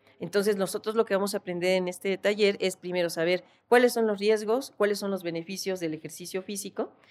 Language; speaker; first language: Spanish; native; Spanish